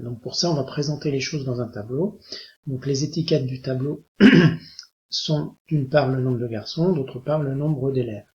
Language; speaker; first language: French; native; French